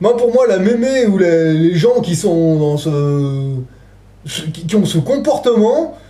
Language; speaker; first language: French; native; French